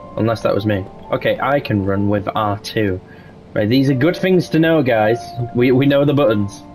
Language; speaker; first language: English; native; English